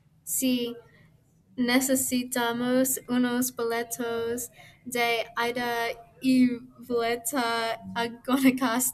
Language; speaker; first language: Spanish; non-native, learner; English